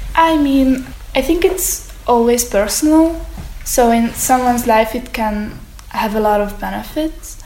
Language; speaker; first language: English; non-native, fluent; Hungarian